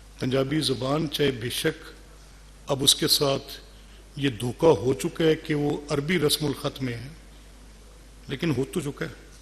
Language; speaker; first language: Urdu; non-native, local second language; Punjabi